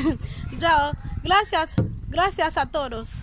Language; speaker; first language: Spanish; non-native, learner; Haitian Creole